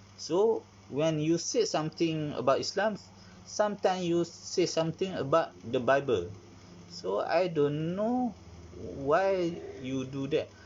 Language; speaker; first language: English; non-native, learner; Malay